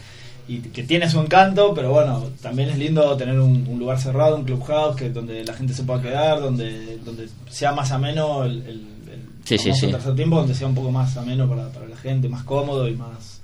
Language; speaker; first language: Spanish; native; Spanish